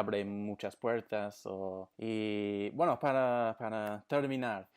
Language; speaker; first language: Spanish; non-native, fluent; English